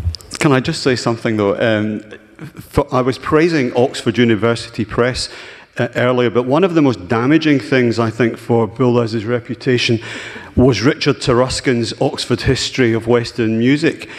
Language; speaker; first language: English; native; English